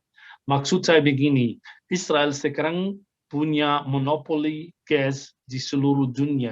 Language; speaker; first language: Indonesian; non-native, fluent; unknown